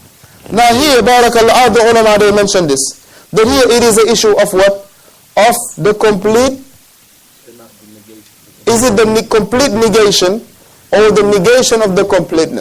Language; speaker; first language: English; non-native, fluent; Arabic